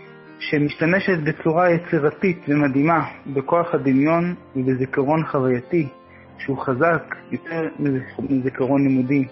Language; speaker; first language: Hebrew; native; Hebrew